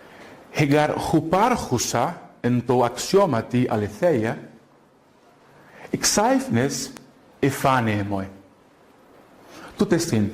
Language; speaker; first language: Greek; non-native, fluent; Portuguese